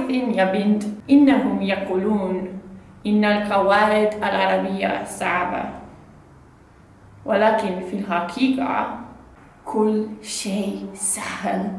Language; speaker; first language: Arabic; non-native, learner; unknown